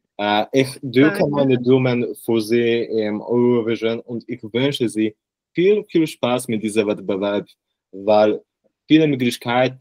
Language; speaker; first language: German; non-native, learner; Polish